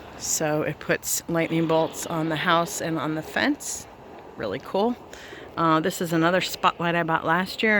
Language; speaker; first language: English; native; English